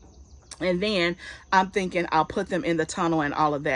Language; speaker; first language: English; native; English